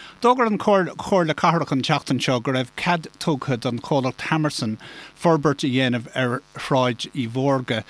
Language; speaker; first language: Irish; native; Irish